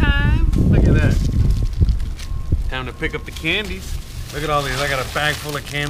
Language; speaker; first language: English; native; English